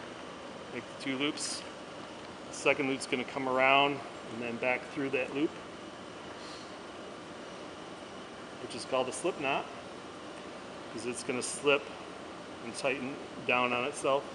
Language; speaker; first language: English; native; English